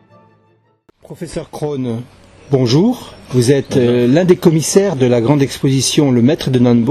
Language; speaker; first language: French; native; French